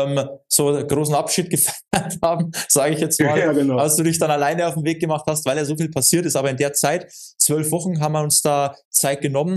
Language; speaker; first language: German; native; German